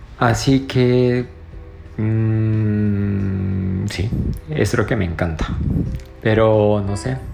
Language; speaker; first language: Spanish; non-native, learner; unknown